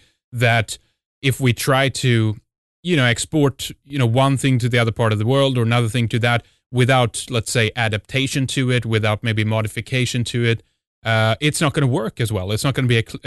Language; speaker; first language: English; non-native, fluent; Swedish